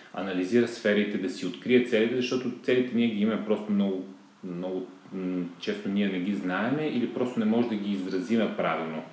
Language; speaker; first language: Bulgarian; native; Bulgarian